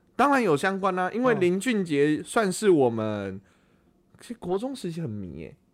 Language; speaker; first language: Chinese; native; Chinese